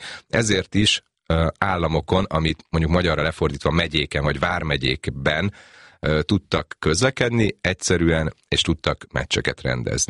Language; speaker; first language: Hungarian; native; Hungarian